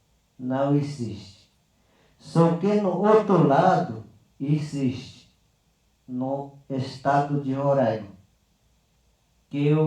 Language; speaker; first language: Portuguese; non-native, local second language; Yanomámi